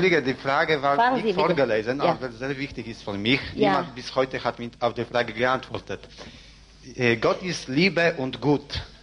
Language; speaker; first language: German; non-native, learner; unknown